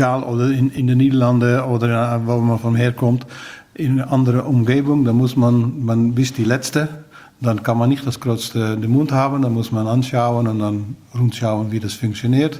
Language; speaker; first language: German; non-native, learner; Dutch